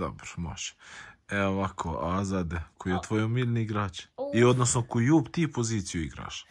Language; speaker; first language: Serbian; native; Serbian